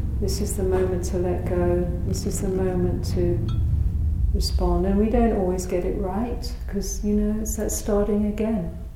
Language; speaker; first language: English; native; English